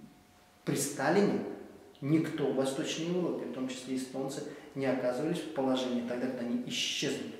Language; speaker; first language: Russian; native; Russian